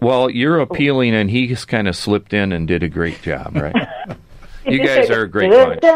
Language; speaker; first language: English; native; English